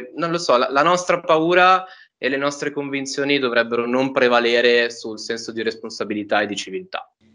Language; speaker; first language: Italian; native; Italian